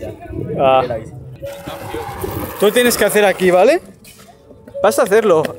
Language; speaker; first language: Spanish; native; Spanish